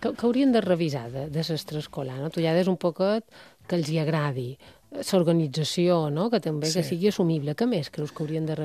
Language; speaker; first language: Catalan; native; Catalan